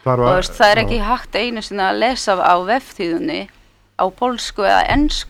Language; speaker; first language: Icelandic; early bilingual, heritage; Polish